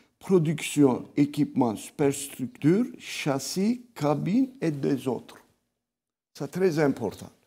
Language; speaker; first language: French; non-native, local second language; Arabic